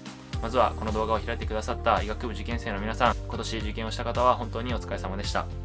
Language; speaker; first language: Japanese; native; Japanese